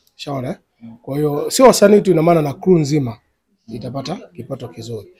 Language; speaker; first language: Swahili; native; Swahili